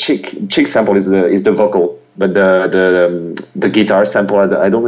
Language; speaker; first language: English; non-native, fluent; French